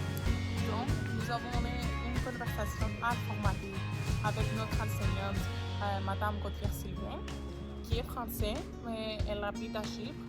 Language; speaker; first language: French; non-native, learner; Greek